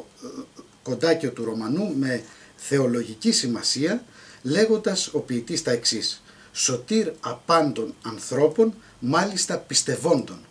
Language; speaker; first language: Greek; native; Greek